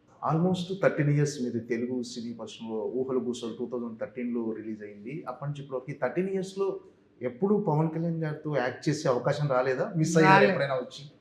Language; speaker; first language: Telugu; native; Telugu